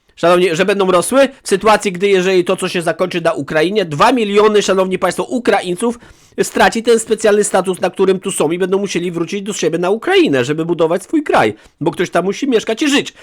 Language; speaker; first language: Polish; native; Polish